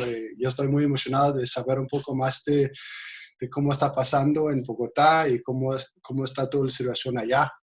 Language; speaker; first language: Spanish; non-native, fluent; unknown